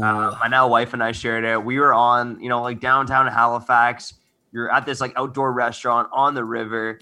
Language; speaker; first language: English; native; English